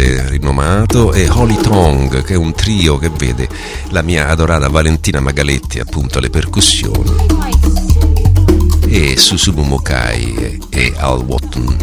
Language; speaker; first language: Italian; native; Italian